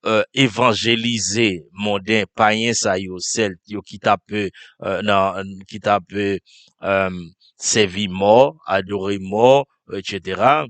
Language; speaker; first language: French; non-native, local second language; Haitian Creole